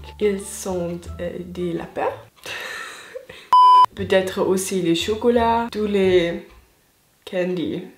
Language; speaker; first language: French; non-native, local second language; German